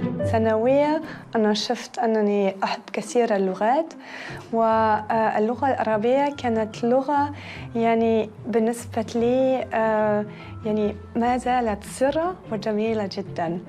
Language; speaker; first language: Arabic; non-native, fluent; German